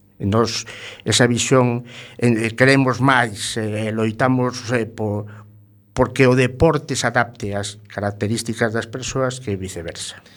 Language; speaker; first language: Galician; non-native, local second language; Spanish